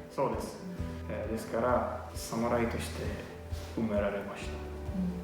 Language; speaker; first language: Japanese; non-native, learner; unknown